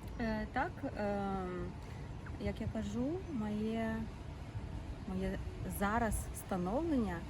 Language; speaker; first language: Ukrainian; non-native, local second language; Russian